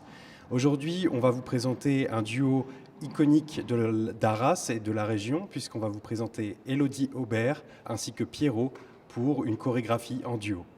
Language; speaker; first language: French; native; French